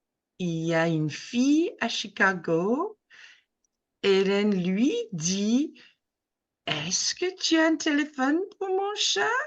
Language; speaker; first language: French; non-native, fluent; English